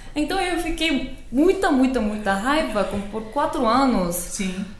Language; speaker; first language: Portuguese; non-native, fluent; Korean